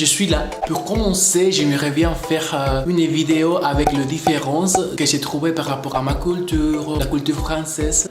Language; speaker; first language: French; non-native, fluent; Spanish